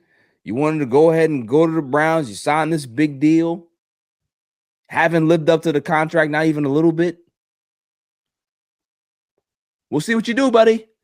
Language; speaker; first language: English; native; English